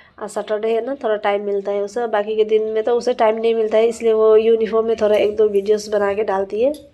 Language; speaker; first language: Hindi; non-native, local second language; Nepali